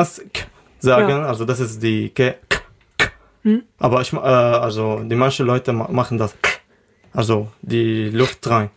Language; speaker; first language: German; non-native, learner; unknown